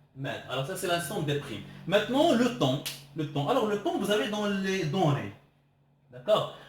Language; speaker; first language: French; non-native, local second language; Arabic